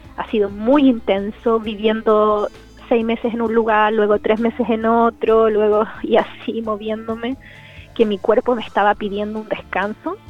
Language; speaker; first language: Spanish; native; Spanish